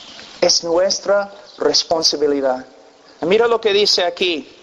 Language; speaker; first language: Spanish; non-native, fluent; English